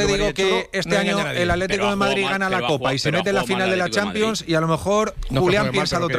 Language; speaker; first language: Spanish; native; Spanish